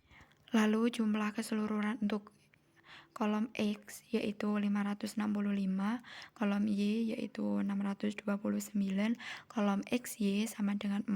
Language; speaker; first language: Indonesian; native; Indonesian